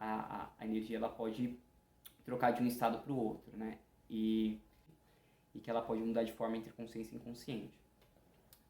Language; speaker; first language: Portuguese; native; Portuguese